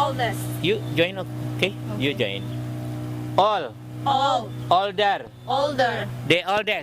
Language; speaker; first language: English; non-native, fluent; Indonesian